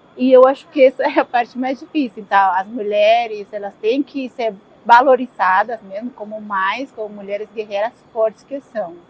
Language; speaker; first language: Portuguese; early bilingual, other home language; Spanish